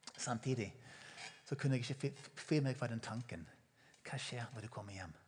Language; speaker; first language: Norwegian; non-native, fluent; English